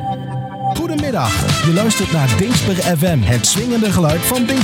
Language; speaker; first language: Dutch; native; Dutch